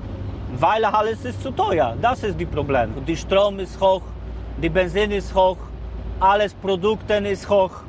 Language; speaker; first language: German; non-native, learner; Polish